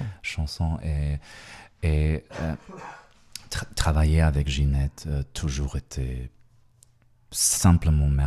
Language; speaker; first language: French; non-native, learner; Russian